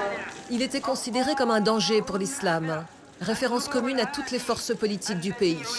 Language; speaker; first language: French; native; French